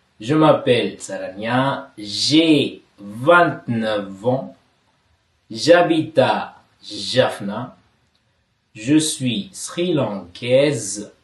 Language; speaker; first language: French; non-native, fluent; Tamil